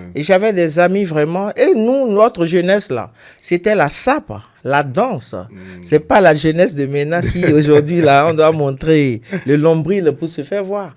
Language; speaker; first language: French; non-native, local second language; Yoruba